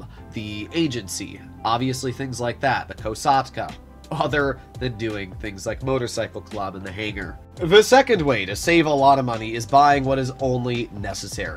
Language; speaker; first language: English; native; English